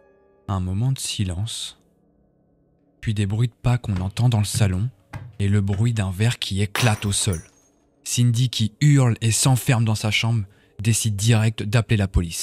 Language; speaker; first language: French; native; French